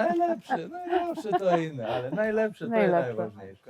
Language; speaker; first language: Polish; non-native, learner; Hebrew